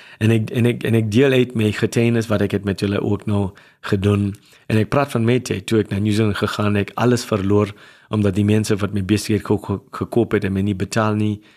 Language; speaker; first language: Afrikaans; non-native, local second language; English